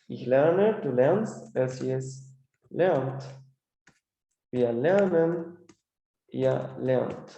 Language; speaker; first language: German; non-native, learner; Spanish